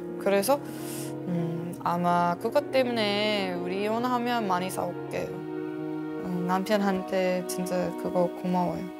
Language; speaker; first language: Korean; non-native, learner; English